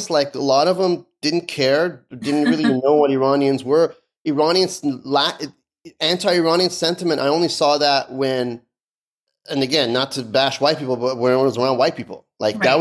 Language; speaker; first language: English; early bilingual, other home language; Persian